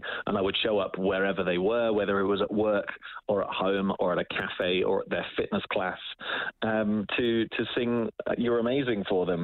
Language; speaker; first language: English; native; English